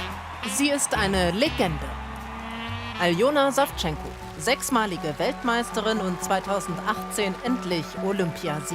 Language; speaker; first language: German; native; German